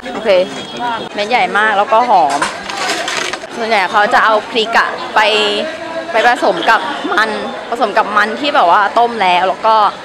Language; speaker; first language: Thai; native; Thai